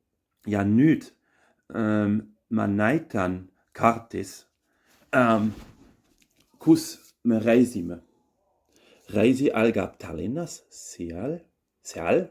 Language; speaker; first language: Estonian; non-native, learner; German